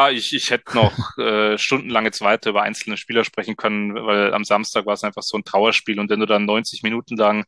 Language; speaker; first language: German; native; German